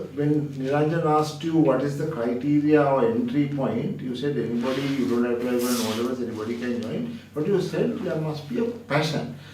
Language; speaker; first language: English; non-native, local second language; Sinhala